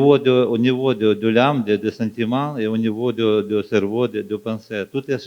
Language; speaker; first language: French; non-native, fluent; Ukrainian